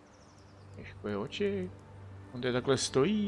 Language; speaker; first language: Czech; native; Czech